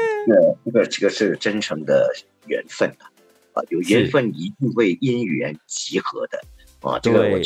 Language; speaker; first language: Chinese; native; Chinese